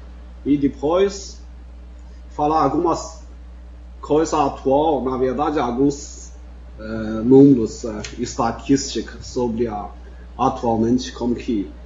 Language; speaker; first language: Portuguese; non-native, fluent; Chinese